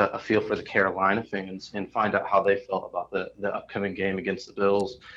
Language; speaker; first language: English; native; English